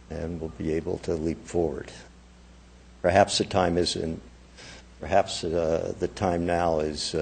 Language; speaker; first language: English; native; English